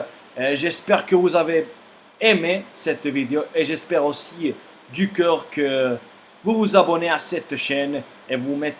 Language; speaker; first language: French; non-native, fluent; Spanish